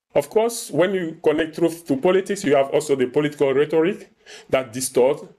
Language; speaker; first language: English; non-native, fluent; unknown